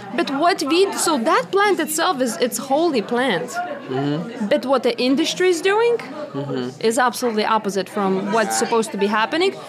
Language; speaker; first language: English; non-native, fluent; Lithuanian